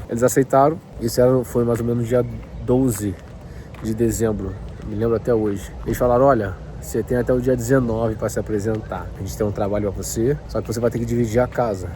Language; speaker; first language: Portuguese; native; Portuguese